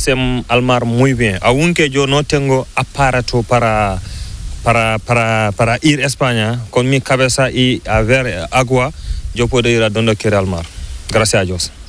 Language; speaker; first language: Spanish; non-native, local second language; Fula